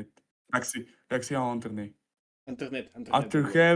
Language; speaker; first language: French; non-native, learner; Russian